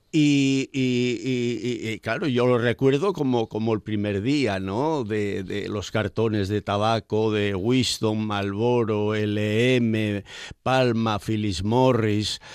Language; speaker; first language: Spanish; native; Spanish